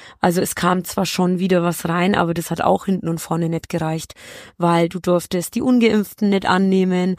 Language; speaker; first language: German; early bilingual, other home language; Polish